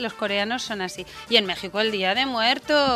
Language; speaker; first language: Spanish; native; Spanish